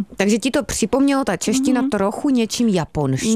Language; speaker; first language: Czech; native; Czech